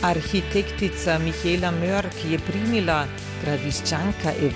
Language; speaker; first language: Serbian; native; Serbian